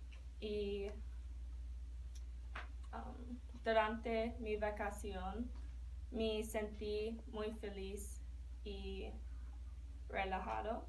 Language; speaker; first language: Spanish; non-native, learner; English